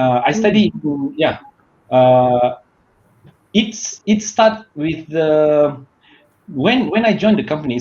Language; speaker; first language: English; non-native, learner; Malay